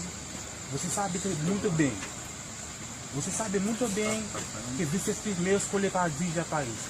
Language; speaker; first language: Portuguese; non-native, learner; Haitian Creole